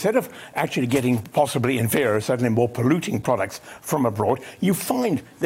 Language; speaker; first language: English; native; English